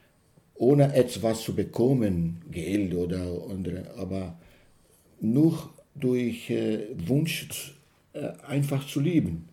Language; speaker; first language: German; non-native, learner; Portuguese